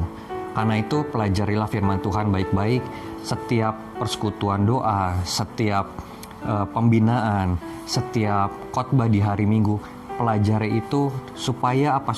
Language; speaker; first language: Indonesian; native; Indonesian